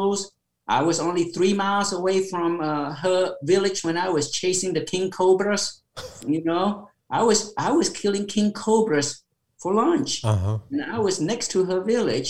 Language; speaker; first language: English; non-native, fluent; Khmer